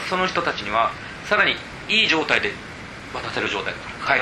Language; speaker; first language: Japanese; native; Japanese